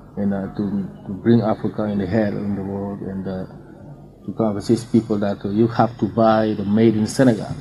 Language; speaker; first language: English; non-native, learner; Fula